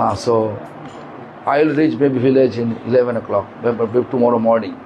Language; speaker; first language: English; non-native, local second language; Bangla